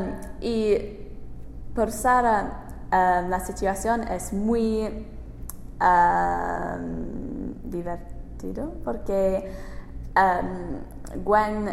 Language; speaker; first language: Spanish; non-native, learner; English